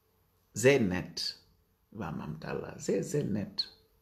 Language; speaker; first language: German; non-native, learner; Wolof